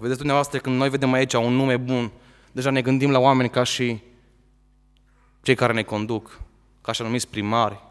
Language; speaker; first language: Romanian; native; Romanian